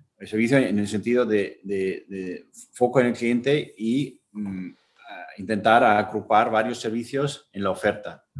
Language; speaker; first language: Spanish; non-native, fluent; German